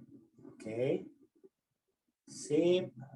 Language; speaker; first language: Indonesian; native; Indonesian